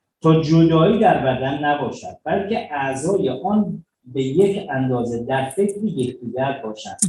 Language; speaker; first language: Persian; native; Persian